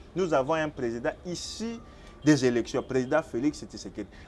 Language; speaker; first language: French; non-native, local second language; Lingala